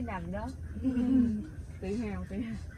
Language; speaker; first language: Vietnamese; native; Vietnamese